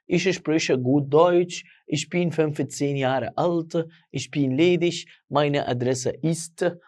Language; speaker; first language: German; non-native, fluent; Arabic